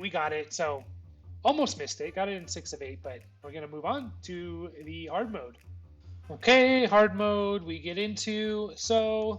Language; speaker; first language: English; native; English